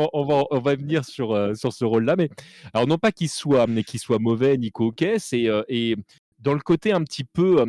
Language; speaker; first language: French; native; French